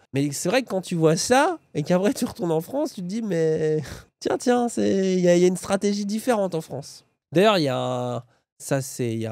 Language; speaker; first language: French; native; French